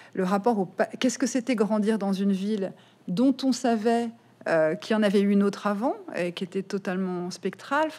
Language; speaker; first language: French; native; French